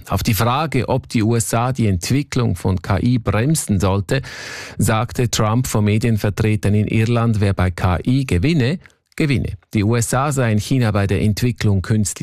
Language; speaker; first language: German; native; German